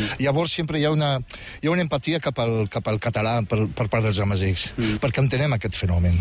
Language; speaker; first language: Catalan; non-native, fluent; Riffian